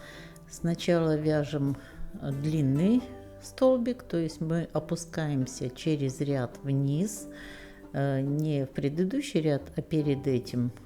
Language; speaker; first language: Russian; native; Russian